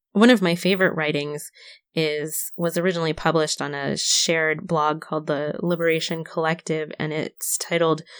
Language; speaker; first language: English; native; English